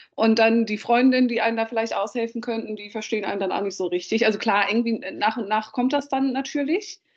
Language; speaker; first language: German; early bilingual, other home language; Dutch